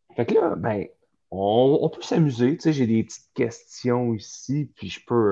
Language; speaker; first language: French; native; French